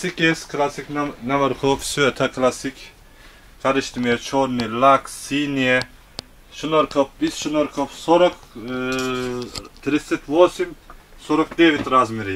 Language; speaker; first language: Russian; non-native, learner; Turkish